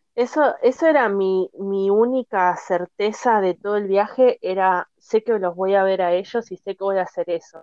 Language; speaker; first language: Spanish; native; Spanish